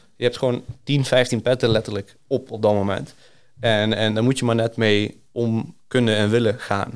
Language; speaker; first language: Dutch; early bilingual, other home language; Greek